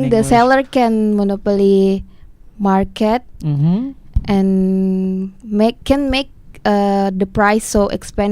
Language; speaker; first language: English; non-native, learner; Indonesian